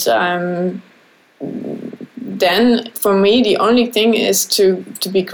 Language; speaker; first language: English; non-native, fluent; German